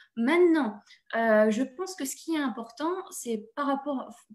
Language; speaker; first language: French; native; French